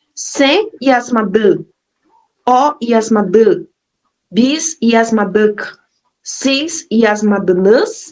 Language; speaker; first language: Turkish; non-native, learner; Portuguese